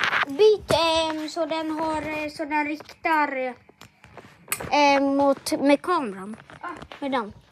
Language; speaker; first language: Swedish; native; Swedish